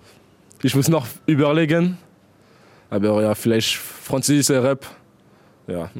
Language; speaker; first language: German; non-native, learner; French